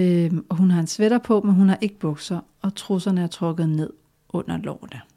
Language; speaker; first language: Danish; native; Danish